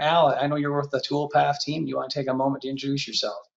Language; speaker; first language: English; native; English